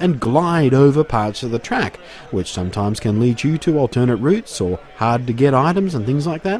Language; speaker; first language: English; native; English